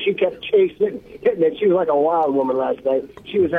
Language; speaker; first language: English; native; English